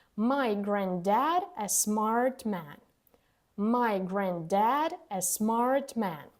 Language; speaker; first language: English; non-native, fluent; Ukrainian